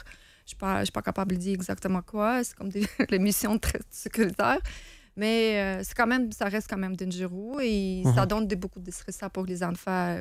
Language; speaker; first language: French; non-native, learner; Ukrainian